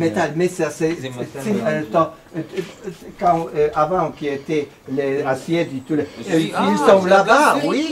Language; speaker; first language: French; non-native, learner; Polish